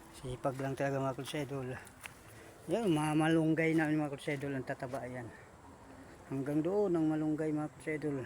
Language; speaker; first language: Filipino; non-native, local second language; Cebuano